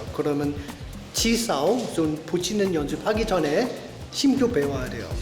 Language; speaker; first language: Korean; non-native, learner; Danish